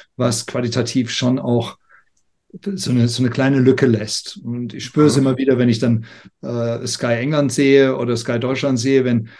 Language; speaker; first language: German; non-native, fluent; English